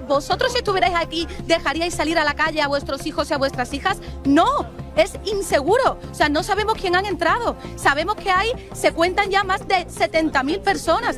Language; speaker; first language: Spanish; native; Spanish